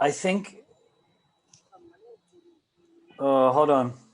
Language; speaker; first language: English; native; English